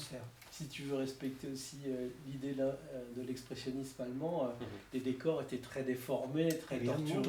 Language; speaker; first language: French; native; French